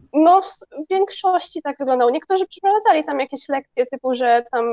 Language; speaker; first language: Polish; early bilingual, other home language; Japanese